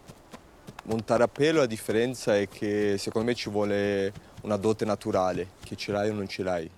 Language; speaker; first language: Italian; native; Italian